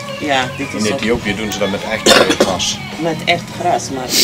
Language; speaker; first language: Dutch; non-native, learner; Amharic